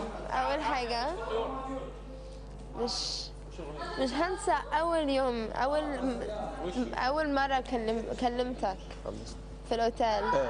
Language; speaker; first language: Arabic; early bilingual, heritage; Arabic